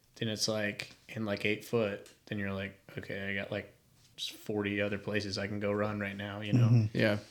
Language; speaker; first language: English; native; English